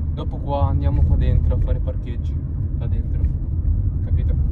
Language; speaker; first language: Italian; early bilingual, other home language; Filipino